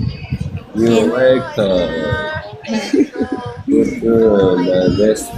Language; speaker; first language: English; non-native, learner; Korean